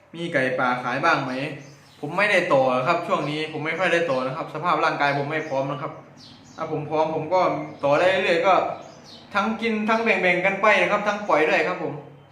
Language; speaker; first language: Thai; native; Thai